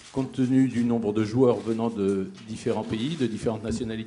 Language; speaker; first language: French; native; French